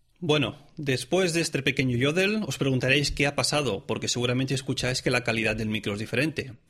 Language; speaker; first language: Spanish; non-native, local second language; Catalan